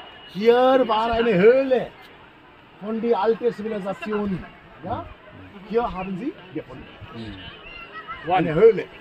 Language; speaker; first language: German; non-native, learner; Hindi